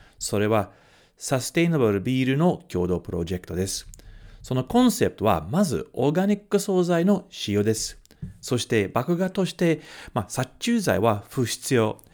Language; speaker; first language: Japanese; early bilingual, heritage; Japanese